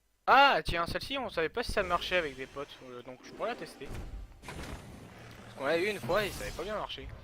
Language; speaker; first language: French; native; French